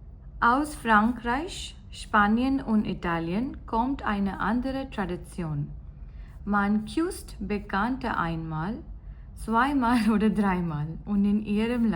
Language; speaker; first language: German; non-native, learner; Gujarati